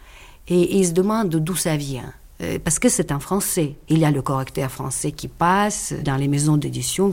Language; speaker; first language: French; non-native, fluent; Russian